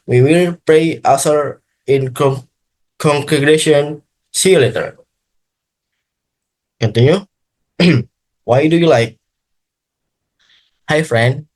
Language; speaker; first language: English; non-native, learner; Indonesian